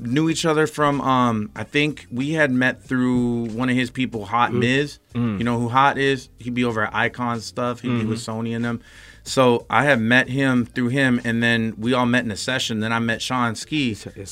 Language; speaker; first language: English; native; English